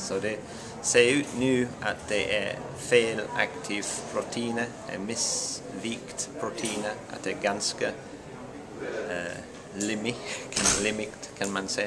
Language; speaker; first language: Swedish; non-native, learner; English